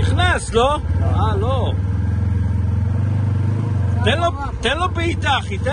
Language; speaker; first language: Hebrew; native; Hebrew